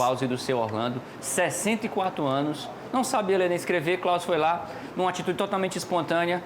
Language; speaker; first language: Portuguese; native; Portuguese